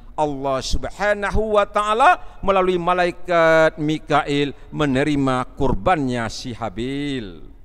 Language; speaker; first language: Malay; non-native, local second language; Achinese